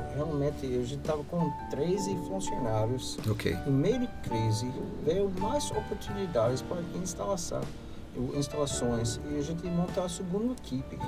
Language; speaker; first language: Portuguese; non-native, fluent; English